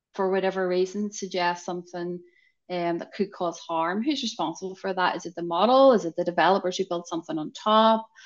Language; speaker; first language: English; native; English